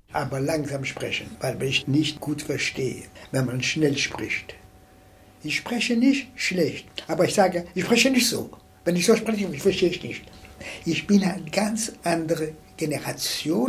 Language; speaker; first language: German; non-native, fluent; French